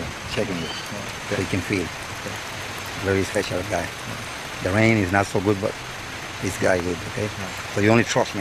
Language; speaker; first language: English; non-native, learner; Spanish